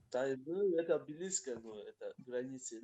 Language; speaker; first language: Russian; non-native, local second language; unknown